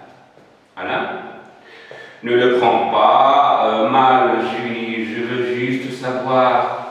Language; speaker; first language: French; non-native, local second language; Arabic